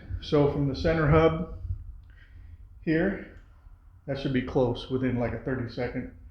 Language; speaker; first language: English; native; English